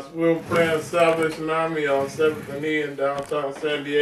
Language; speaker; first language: English; native; English